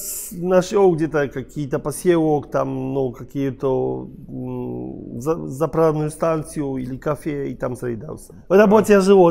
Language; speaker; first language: Russian; non-native, learner; Polish